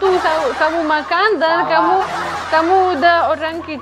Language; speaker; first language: Indonesian; non-native, learner; Russian